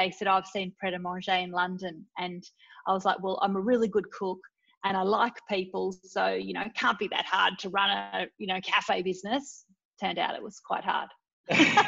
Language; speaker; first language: English; native; English